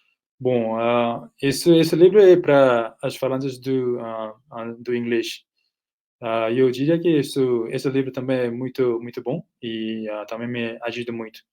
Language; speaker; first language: Portuguese; non-native, fluent; Nepali